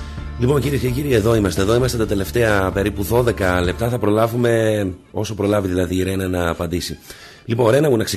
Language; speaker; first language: Greek; native; Greek